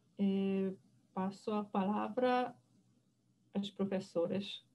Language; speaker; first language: Portuguese; non-native, fluent; Hungarian